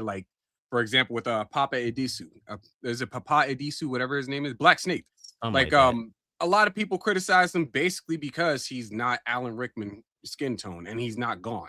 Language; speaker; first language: English; native; English